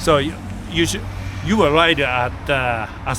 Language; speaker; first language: English; non-native, learner; Japanese